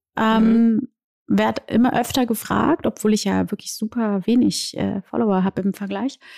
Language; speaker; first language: German; early bilingual, other home language; Portuguese